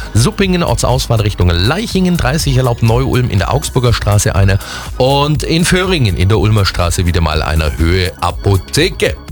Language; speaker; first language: German; native; German